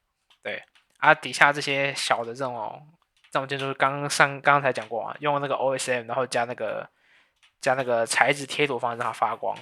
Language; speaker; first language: Chinese; native; Chinese